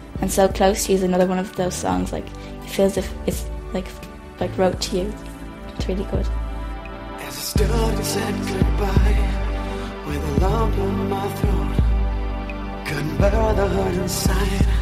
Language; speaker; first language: English; native; English